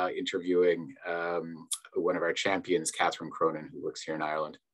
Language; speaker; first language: English; native; English